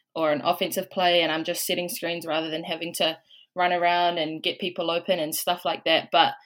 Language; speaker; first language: English; native; English